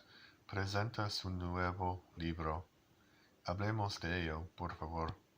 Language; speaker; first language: Spanish; non-native, learner; English